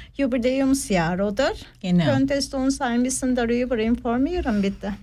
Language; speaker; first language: German; non-native, fluent; Turkish